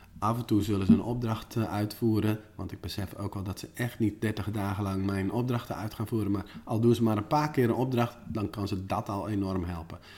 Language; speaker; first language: Dutch; native; Dutch